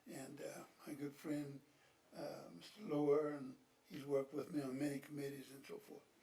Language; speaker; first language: English; native; English